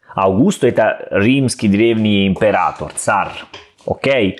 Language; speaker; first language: Russian; non-native, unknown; Italian